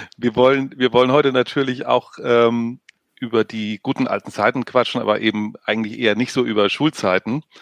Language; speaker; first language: German; native; German